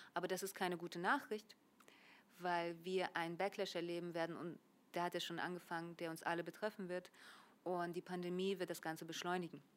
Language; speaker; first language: German; early bilingual, other home language; Russian